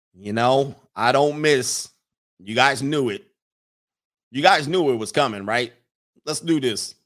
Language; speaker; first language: English; native; English